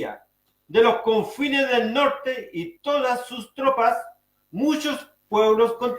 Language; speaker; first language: Spanish; native; Spanish